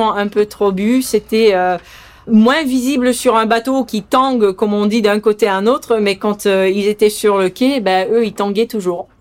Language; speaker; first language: French; early bilingual, other home language; Dutch